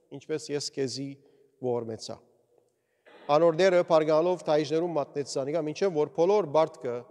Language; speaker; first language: Armenian; early bilingual, heritage; Armenian